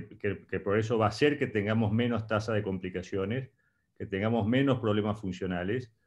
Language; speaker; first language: Spanish; native; Spanish